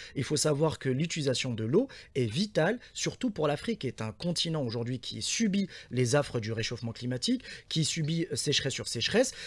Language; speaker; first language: French; non-native, local second language; Arabic